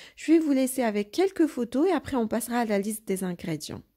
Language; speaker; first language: French; non-native, local second language; Arabic